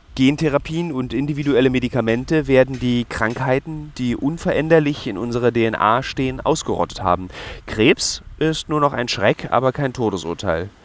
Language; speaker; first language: German; native; German